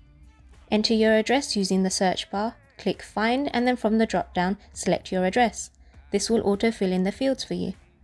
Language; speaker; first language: English; native; English